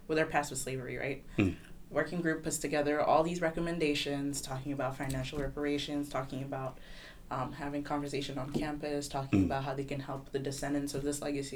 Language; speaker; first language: English; non-native, local second language; Kinyarwanda